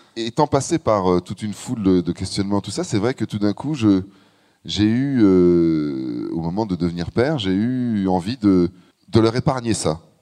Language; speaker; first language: French; native; French